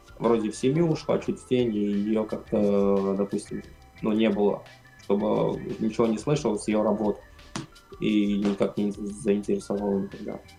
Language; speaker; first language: Russian; non-native, fluent; Armenian